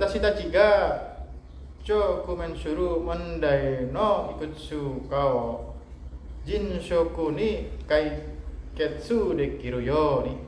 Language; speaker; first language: Japanese; non-native, learner; Indonesian